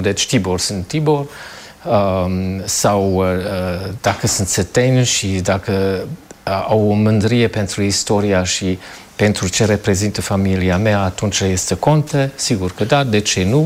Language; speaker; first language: Romanian; non-native, fluent; German